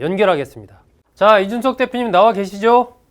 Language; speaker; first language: Korean; native; Korean